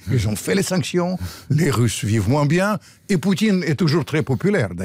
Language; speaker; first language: French; non-native, fluent; Russian